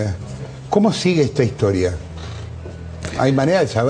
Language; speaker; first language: Spanish; native; Spanish